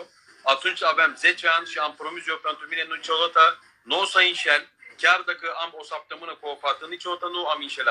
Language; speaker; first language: Romanian; non-native, fluent; Turkish